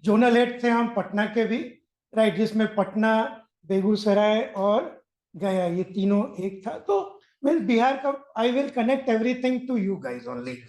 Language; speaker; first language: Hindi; native; Hindi